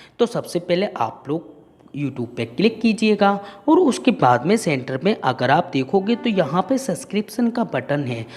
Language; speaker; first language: Hindi; native; Hindi